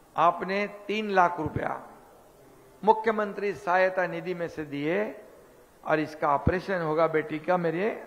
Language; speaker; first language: Hindi; non-native, local second language; Marathi